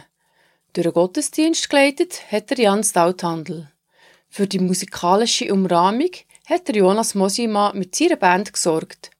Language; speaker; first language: German; native; German